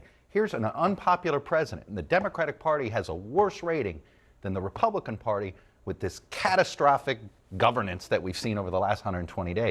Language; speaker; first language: English; native; English